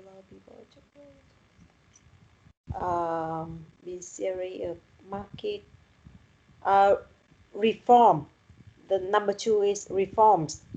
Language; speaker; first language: English; non-native, learner; Vietnamese